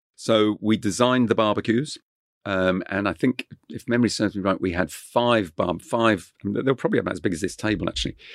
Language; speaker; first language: English; non-native, local second language; French